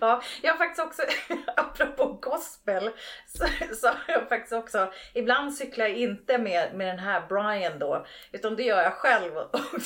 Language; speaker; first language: Swedish; native; Swedish